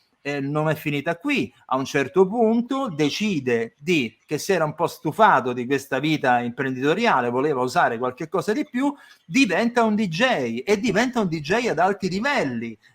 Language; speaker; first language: Italian; native; Italian